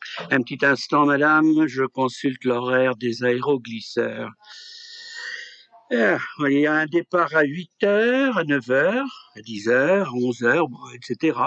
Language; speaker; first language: French; native; French